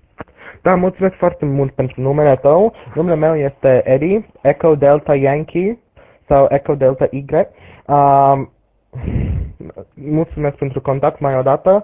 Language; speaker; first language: Romanian; early bilingual, heritage; English